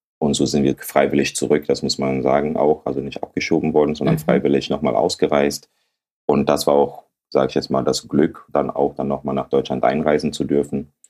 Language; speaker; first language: German; early bilingual, other home language; Akan